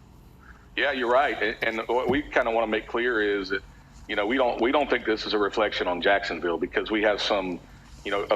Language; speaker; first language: English; native; English